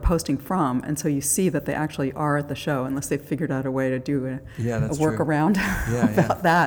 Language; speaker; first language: English; native; English